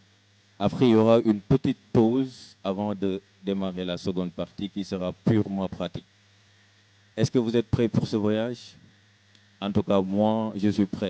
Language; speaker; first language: French; non-native, local second language; Wolof